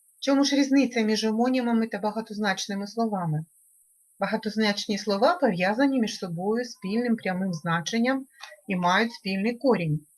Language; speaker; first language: Ukrainian; native; Ukrainian